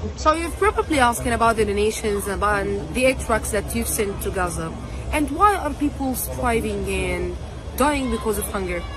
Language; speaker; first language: English; non-native, fluent; Arabic